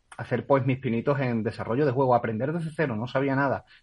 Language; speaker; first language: Spanish; native; Spanish